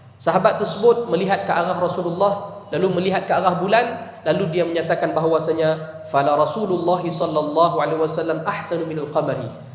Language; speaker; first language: Malay; native; Malay